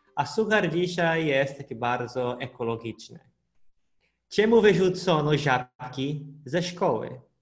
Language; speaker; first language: Polish; non-native, fluent; Portuguese